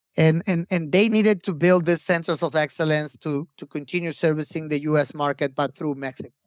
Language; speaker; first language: English; non-native, fluent; Spanish